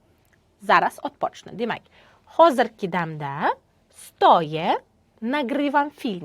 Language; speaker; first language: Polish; non-native, fluent; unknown